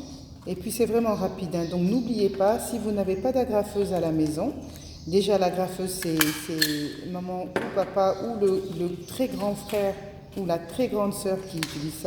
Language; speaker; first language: French; native; French